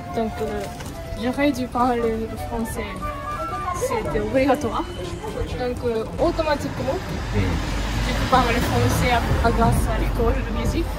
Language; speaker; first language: French; non-native, learner; Japanese